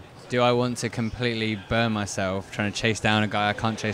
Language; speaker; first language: English; native; English